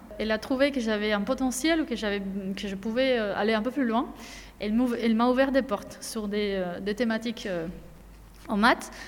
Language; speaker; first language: French; non-native, fluent; Spanish